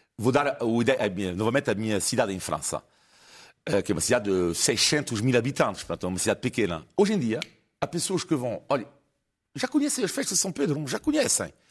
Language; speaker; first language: Portuguese; non-native, fluent; French